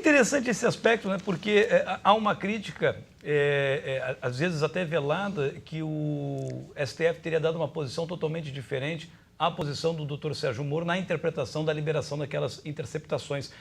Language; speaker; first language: Portuguese; native; Portuguese